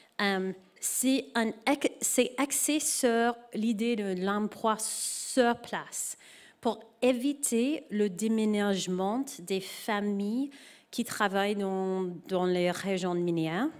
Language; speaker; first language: French; non-native, learner; English